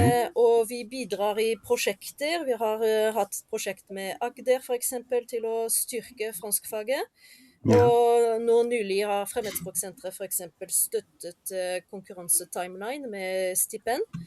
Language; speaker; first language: Norwegian; non-native, fluent; French